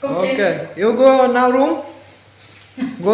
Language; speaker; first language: English; non-native, learner; Bangla